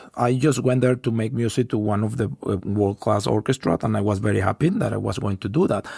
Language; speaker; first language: English; non-native, fluent; Spanish